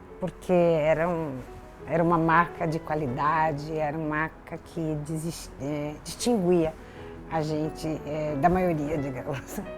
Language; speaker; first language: Portuguese; native; Portuguese